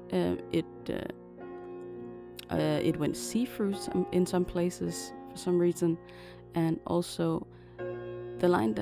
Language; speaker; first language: English; non-native, fluent; Danish